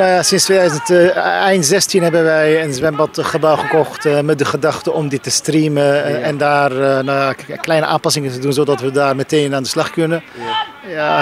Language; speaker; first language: Dutch; early bilingual, other home language; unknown